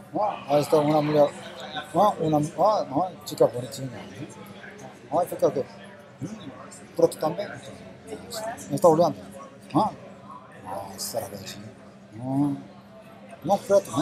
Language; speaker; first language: Portuguese; non-native, learner; Korean